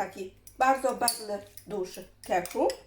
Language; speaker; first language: Polish; non-native, learner; Chinese